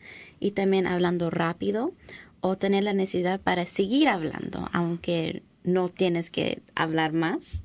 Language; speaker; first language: Spanish; early bilingual, heritage; English